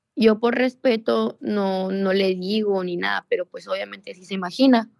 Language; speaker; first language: Spanish; native; Spanish